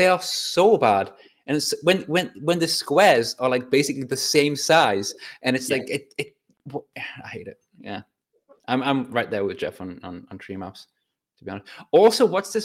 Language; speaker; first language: English; native; English